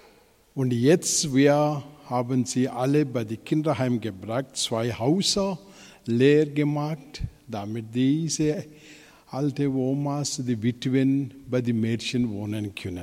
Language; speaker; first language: German; non-native, fluent; Telugu